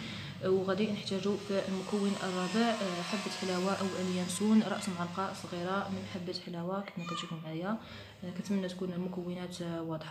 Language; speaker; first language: Arabic; native; Arabic